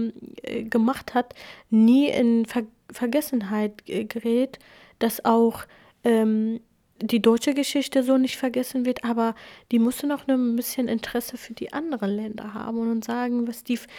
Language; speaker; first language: German; non-native, fluent; Kurdish